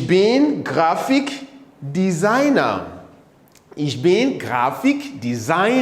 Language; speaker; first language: German; non-native, fluent; English